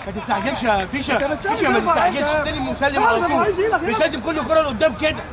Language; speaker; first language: Arabic; native; Arabic